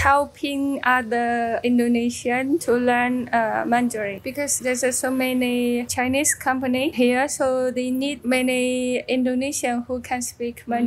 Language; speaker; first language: English; non-native, fluent; Chinese